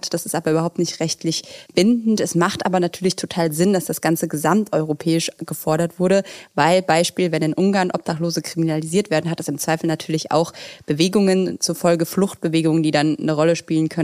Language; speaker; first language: German; native; German